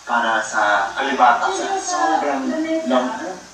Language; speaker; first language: Filipino; non-native, learner; English